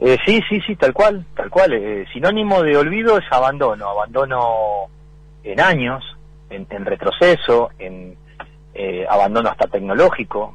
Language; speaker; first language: Spanish; native; Spanish